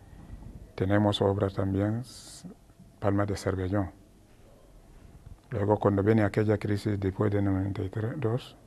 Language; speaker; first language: Spanish; non-native, learner; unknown